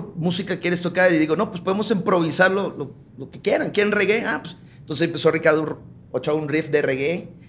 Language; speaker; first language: Spanish; early bilingual, heritage; Spanish